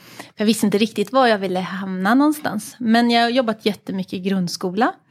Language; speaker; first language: Swedish; native; Swedish